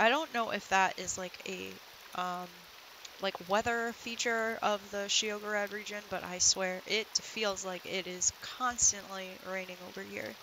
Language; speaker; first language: English; native; English